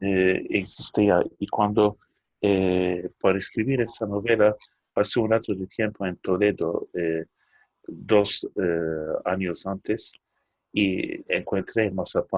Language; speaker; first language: Spanish; early bilingual, heritage; Turkish